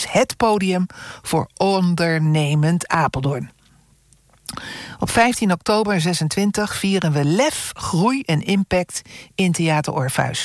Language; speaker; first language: Dutch; native; Dutch